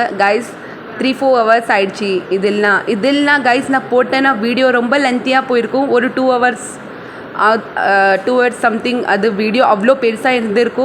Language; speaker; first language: Tamil; non-native, local second language; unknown